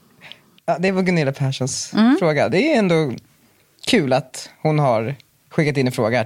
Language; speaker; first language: Swedish; native; Swedish